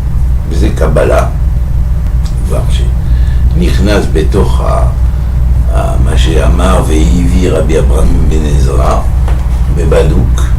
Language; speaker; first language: Hebrew; non-native, fluent; French